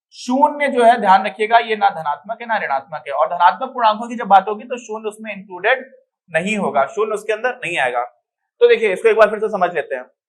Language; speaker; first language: Hindi; native; Hindi